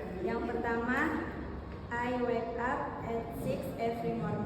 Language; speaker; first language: English; non-native, learner; Indonesian